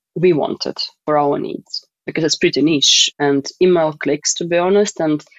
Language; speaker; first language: English; non-native, fluent; Russian